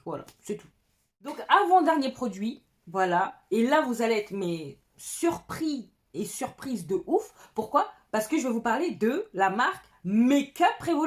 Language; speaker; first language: French; native; French